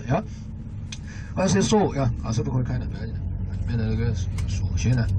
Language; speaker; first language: German; non-native, fluent; Chinese